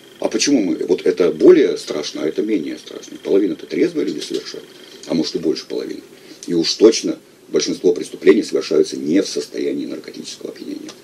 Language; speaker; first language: Russian; native; Russian